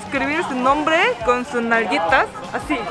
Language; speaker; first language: Spanish; early bilingual, other home language; Korean